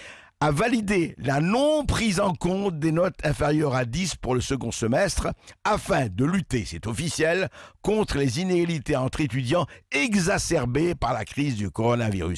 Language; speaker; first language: French; native; French